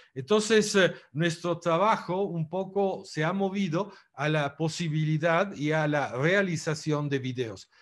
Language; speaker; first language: Spanish; non-native, fluent; Italian